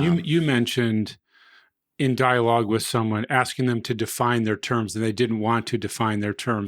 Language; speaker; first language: English; native; English